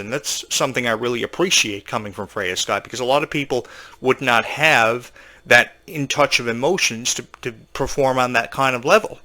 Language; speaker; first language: English; native; English